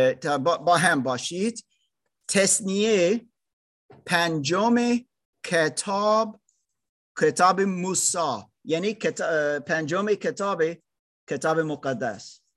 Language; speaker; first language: Persian; non-native, learner; German